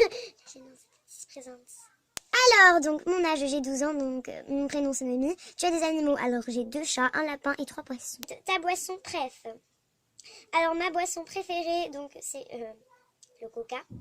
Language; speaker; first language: French; native; French